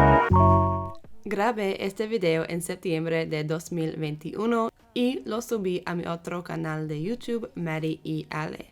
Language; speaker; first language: Spanish; non-native, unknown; English